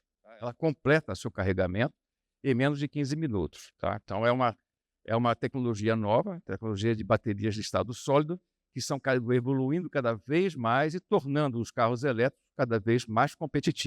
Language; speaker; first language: Portuguese; native; Portuguese